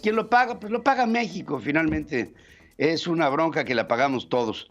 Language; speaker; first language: Spanish; native; Spanish